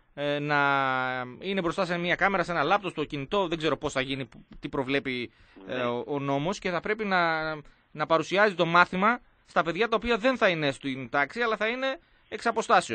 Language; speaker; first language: Greek; native; Greek